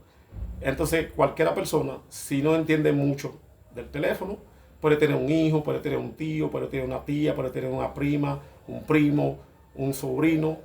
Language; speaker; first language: Spanish; non-native, fluent; Haitian Creole